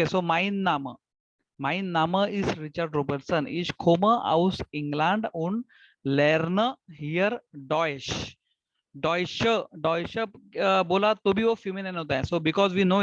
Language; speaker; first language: German; non-native, fluent; Marathi